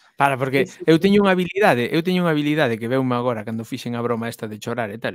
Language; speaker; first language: Galician; native; Galician